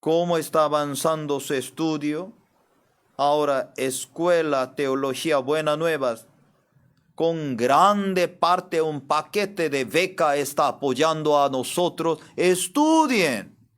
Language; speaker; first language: Spanish; non-native, fluent; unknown